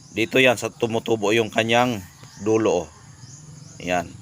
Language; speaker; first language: Filipino; non-native, local second language; Cebuano